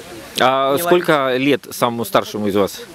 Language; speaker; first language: Russian; native; Russian